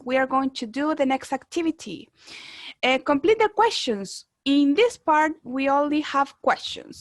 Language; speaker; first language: English; non-native, fluent; Spanish